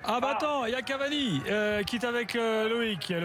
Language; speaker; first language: French; native; French